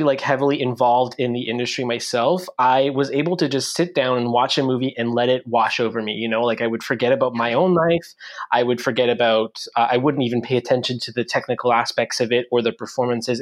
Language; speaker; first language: English; non-native, fluent; French